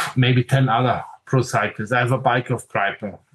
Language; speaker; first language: English; non-native, fluent; German